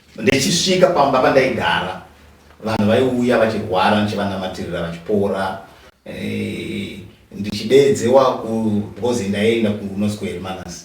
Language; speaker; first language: Shona; native; Shona